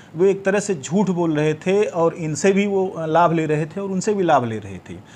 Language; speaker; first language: Hindi; native; Hindi